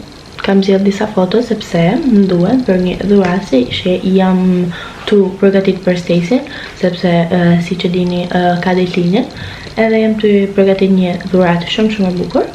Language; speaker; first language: Albanian; early bilingual, heritage; Albanian